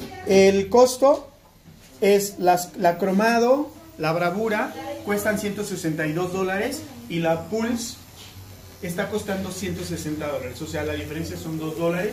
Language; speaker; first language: Spanish; native; Spanish